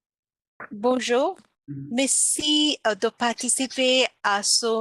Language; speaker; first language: French; non-native, learner; Bangla